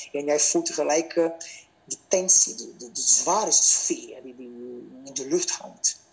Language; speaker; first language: Dutch; non-native, fluent; Portuguese